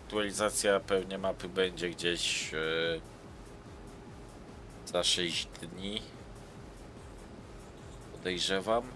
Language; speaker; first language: Polish; native; Polish